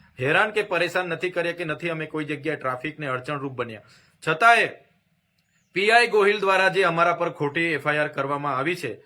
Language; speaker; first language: Gujarati; non-native, local second language; Vasavi